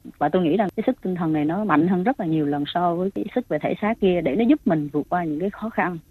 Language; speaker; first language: Vietnamese; native; Vietnamese